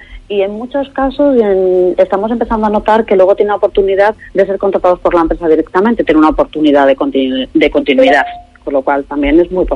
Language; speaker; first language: Spanish; native; Spanish